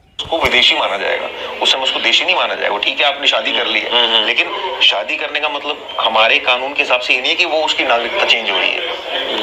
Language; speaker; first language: Hindi; native; Hindi